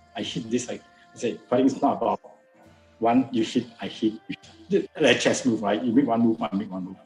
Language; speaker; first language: English; non-native, local second language; Min Nan Chinese